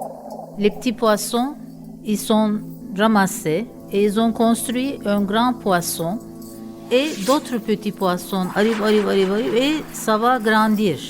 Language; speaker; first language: French; non-native, fluent; Turkish